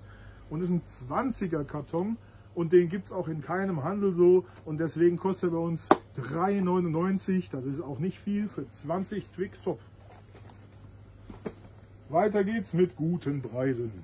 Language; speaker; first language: German; native; German